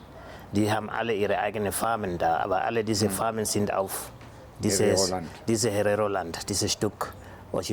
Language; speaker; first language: German; non-native, local second language; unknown